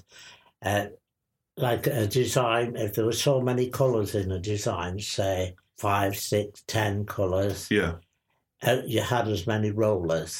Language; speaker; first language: English; native; English